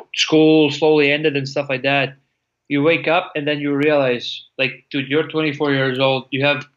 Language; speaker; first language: English; non-native, fluent; Latvian